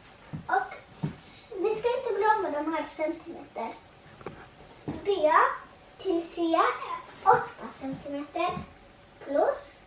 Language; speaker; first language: Swedish; early bilingual, other home language; Tigrinya